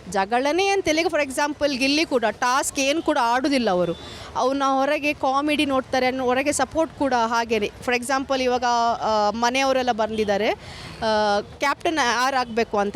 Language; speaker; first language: Kannada; non-native, local second language; Tulu